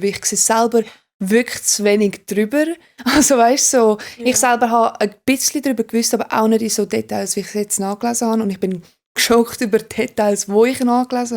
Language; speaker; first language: German; native; German